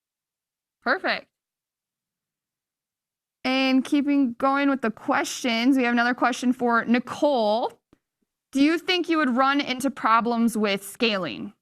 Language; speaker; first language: English; native; English